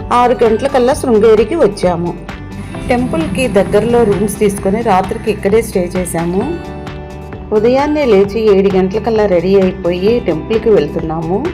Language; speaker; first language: Telugu; native; Telugu